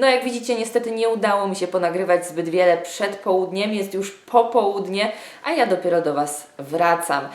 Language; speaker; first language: Polish; native; Polish